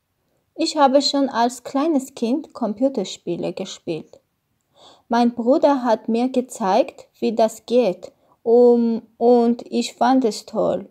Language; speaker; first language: German; non-native, learner; Armenian